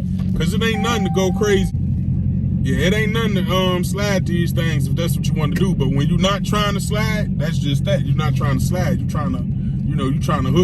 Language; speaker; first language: English; native; English